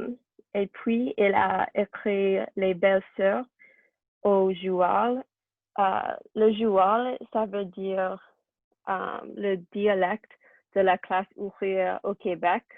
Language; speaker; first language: French; non-native, learner; English